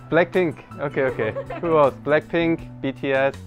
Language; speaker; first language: English; non-native, learner; Korean